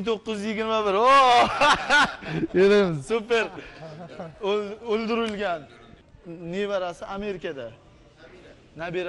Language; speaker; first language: Turkish; non-native, learner; Uzbek